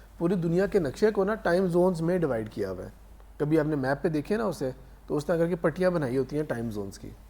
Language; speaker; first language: Urdu; native; Urdu